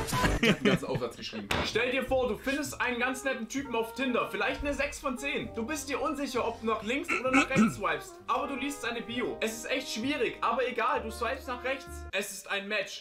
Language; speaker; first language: German; native; German